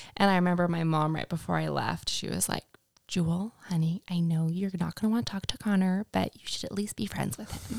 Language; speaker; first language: English; native; English